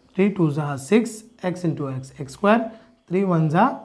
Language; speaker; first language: Hindi; non-native, local second language; Marathi